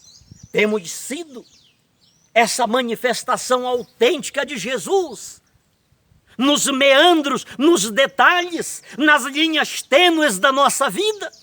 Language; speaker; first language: Portuguese; native; Portuguese